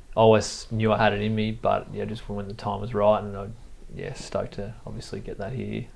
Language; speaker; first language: English; native; English